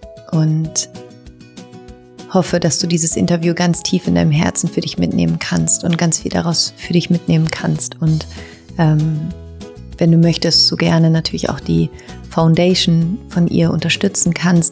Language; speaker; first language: German; native; German